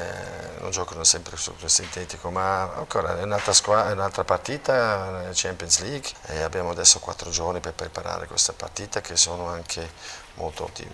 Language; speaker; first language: Italian; non-native, local second language; German